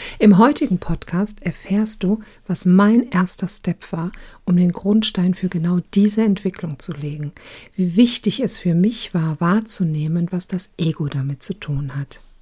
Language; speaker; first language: German; early bilingual, other home language; Croatian